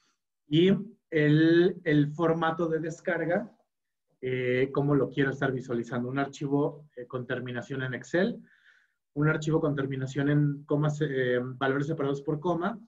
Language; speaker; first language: Spanish; native; Spanish